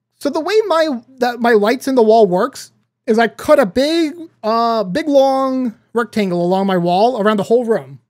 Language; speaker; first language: English; native; English